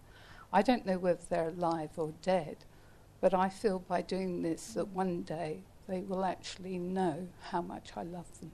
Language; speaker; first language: English; native; English